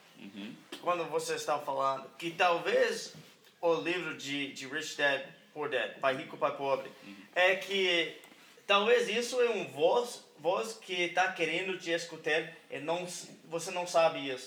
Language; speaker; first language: Portuguese; non-native, learner; English